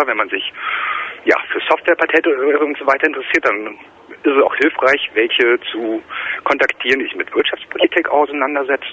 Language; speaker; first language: German; native; German